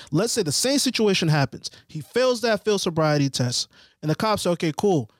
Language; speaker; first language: English; early bilingual, other home language; Haitian Creole